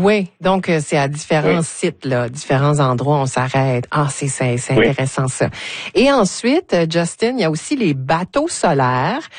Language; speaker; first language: French; native; French